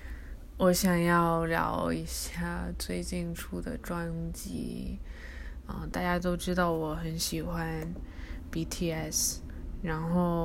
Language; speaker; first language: Chinese; early bilingual, heritage; Chinese